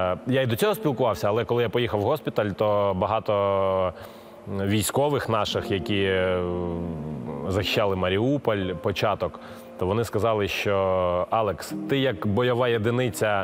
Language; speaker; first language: Ukrainian; non-native, local second language; Russian